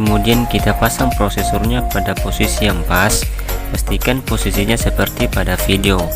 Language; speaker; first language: Indonesian; native; Indonesian